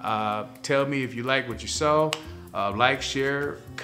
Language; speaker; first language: English; native; English